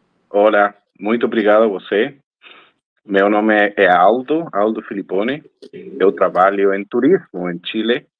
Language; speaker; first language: Portuguese; non-native, fluent; Spanish